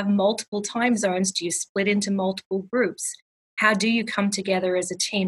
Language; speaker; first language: English; native; English